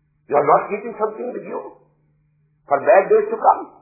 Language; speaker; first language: English; non-native, local second language; Urdu